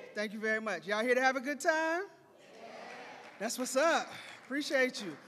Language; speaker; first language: English; native; English